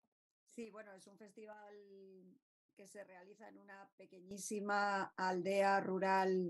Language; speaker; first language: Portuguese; non-native, learner; Spanish